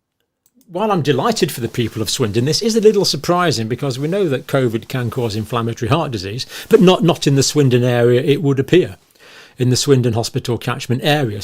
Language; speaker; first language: English; native; English